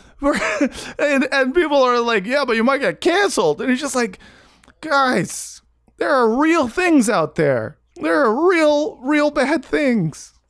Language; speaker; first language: English; native; English